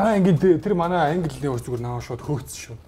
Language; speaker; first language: Mongolian; native; Mongolian